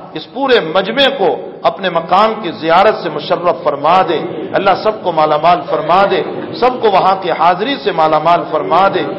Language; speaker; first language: Urdu; native; Urdu